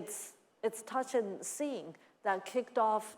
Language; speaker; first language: English; non-native, fluent; Chinese